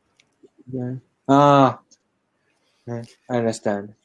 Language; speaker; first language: English; non-native, learner; Japanese